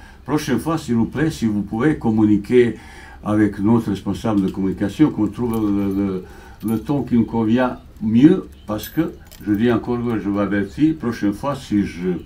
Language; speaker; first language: French; non-native, fluent; Bosnian